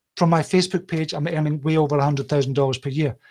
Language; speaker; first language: English; native; English